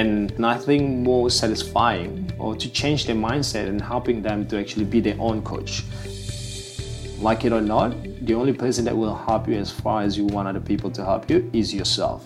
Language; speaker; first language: English; non-native, local second language; Malay